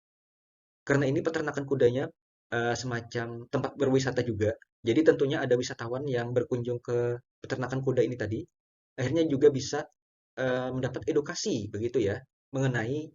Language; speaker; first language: Indonesian; native; Indonesian